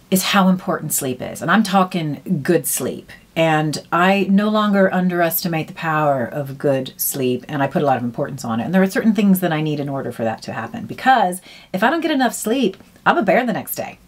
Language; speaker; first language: English; native; English